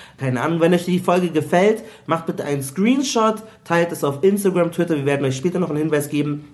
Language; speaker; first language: German; early bilingual, other home language; Igbo